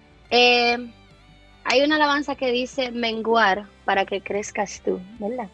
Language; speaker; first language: Spanish; early bilingual, heritage; Spanish